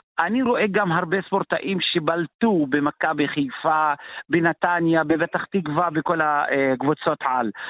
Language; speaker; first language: Hebrew; non-native, local second language; Arabic